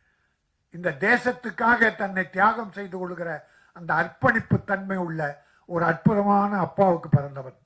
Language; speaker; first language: Tamil; native; Tamil